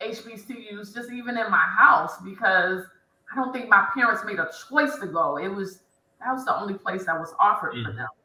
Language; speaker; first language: English; native; English